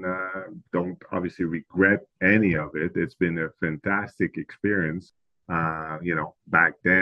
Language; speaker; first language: English; non-native, fluent; French